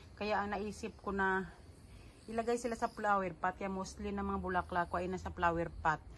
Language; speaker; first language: Filipino; non-native, local second language; Cebuano